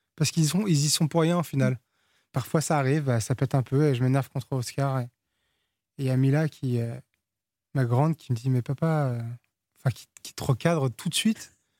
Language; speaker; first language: French; early bilingual, other home language; Portuguese